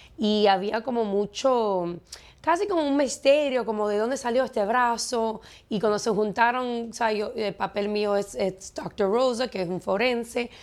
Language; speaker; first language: Spanish; early bilingual, heritage; Spanish